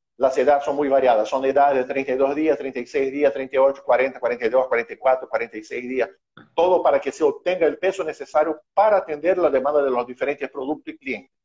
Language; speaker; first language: Spanish; non-native, fluent; Portuguese